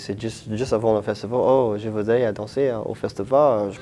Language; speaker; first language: French; non-native, local second language; English